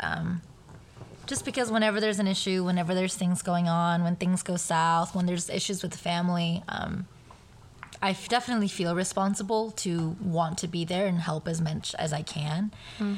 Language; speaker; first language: English; native; English